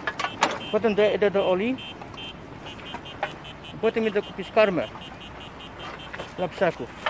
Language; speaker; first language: Polish; native; Polish